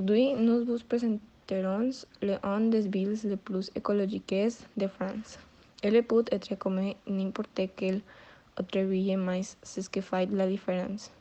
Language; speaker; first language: French; non-native, learner; Spanish